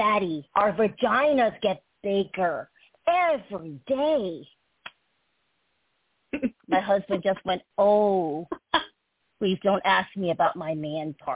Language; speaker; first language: English; early bilingual, other home language; Chinese